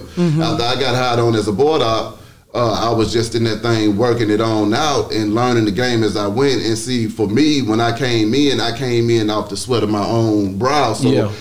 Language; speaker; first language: English; native; English